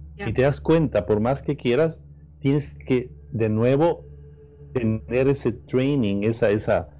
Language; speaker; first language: Spanish; native; Spanish